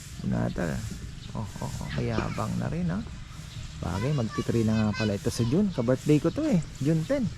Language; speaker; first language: Filipino; native; Filipino